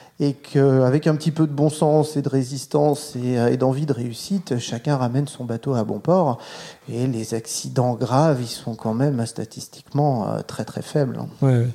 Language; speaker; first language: French; native; French